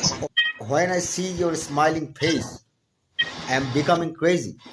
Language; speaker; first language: English; non-native, learner; Bangla